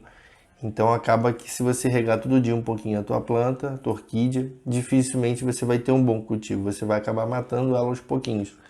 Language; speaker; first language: Portuguese; native; Portuguese